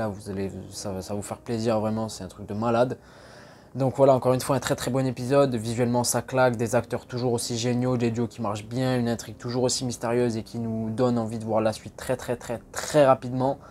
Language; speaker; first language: French; native; French